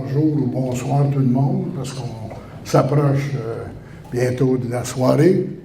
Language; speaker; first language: French; native; French